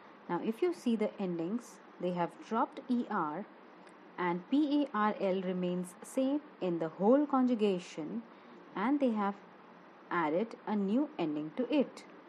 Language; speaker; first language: English; non-native, local second language; Hindi